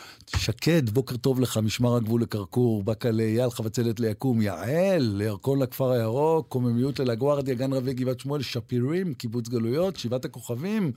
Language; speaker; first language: Hebrew; native; Hebrew